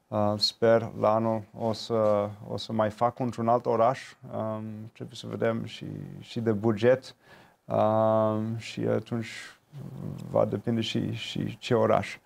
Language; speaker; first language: Romanian; non-native, fluent; English